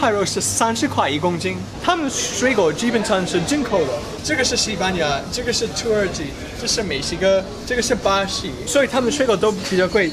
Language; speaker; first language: Chinese; non-native, fluent; English